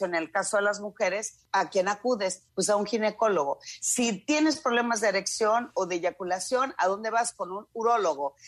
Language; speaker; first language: Spanish; native; Spanish